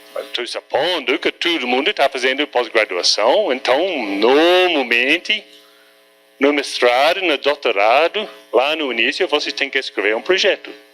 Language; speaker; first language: Portuguese; non-native, fluent; English